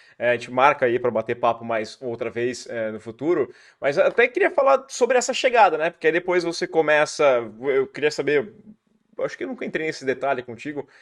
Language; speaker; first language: Portuguese; native; Portuguese